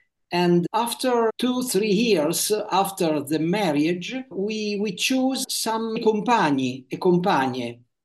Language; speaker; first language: English; non-native, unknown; Italian